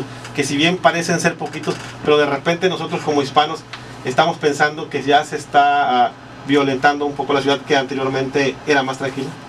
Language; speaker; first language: Spanish; native; Spanish